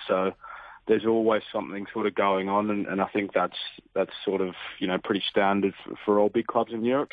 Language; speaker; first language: English; native; English